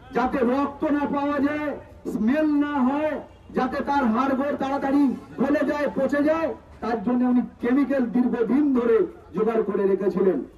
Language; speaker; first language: Bangla; non-native, local second language; Santali